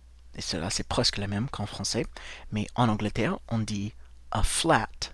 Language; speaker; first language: French; non-native, fluent; English